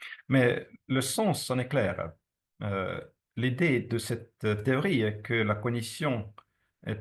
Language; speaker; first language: French; non-native, fluent; Estonian